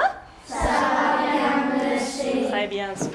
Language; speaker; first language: French; non-native, fluent; English